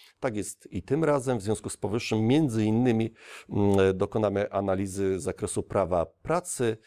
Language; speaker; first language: Polish; native; Polish